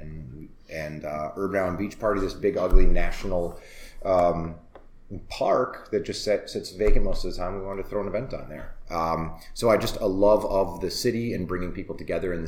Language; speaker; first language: English; native; English